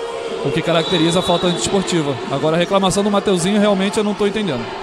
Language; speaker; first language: Portuguese; native; Portuguese